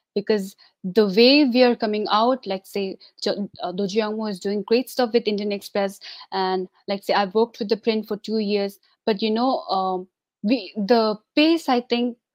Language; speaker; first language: English; non-native, local second language; Tibetan